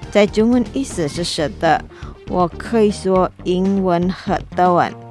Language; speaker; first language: Chinese; non-native, fluent; Indonesian